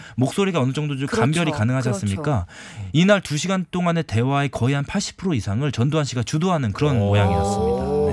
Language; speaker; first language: Korean; native; Korean